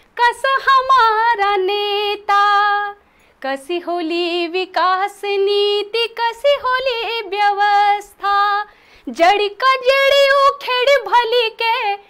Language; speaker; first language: Hindi; native; Hindi